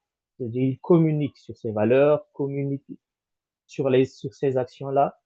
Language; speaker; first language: French; non-native, local second language; Malagasy